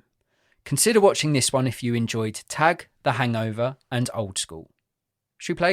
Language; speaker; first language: English; native; English